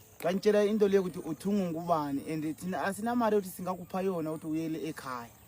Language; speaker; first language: Zulu; non-native, fluent; Tsonga